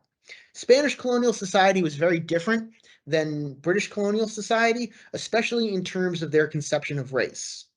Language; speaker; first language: English; native; English